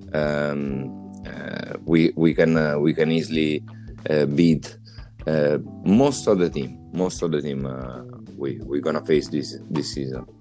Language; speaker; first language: English; non-native, fluent; Italian